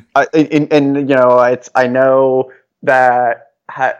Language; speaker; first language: English; non-native, fluent; Norwegian